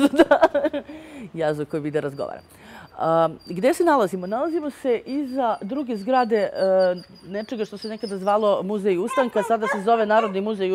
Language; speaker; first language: Serbian; native; Serbian